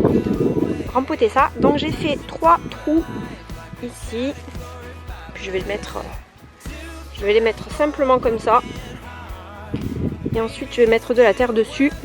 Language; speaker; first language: French; native; French